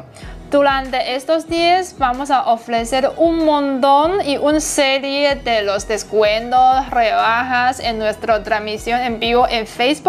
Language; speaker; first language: Spanish; non-native, learner; Chinese